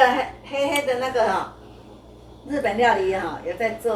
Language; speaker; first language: Chinese; native; Chinese